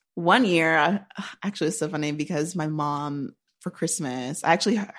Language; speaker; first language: English; native; English